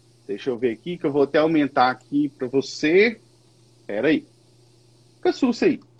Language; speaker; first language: Portuguese; native; Portuguese